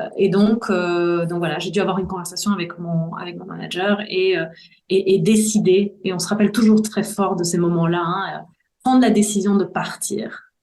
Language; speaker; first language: French; early bilingual, other home language; Spanish